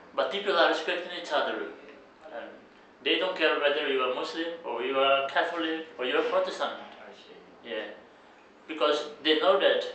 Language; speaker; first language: English; non-native, learner; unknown